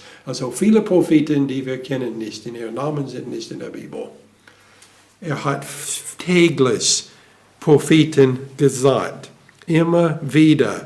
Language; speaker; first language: German; non-native, fluent; English